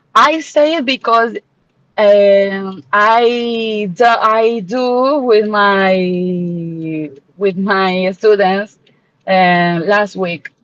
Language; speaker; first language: English; non-native, learner; Spanish